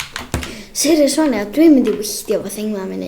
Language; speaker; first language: Welsh; native; Welsh